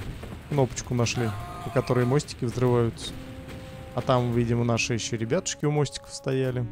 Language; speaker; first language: Russian; native; Russian